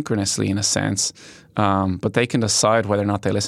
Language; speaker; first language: English; native; English